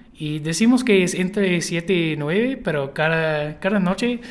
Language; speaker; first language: Spanish; non-native, learner; English